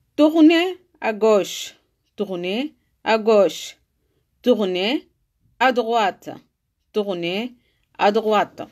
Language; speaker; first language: French; non-native, learner; Arabic